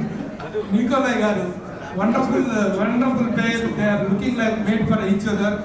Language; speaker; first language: Telugu; native; Telugu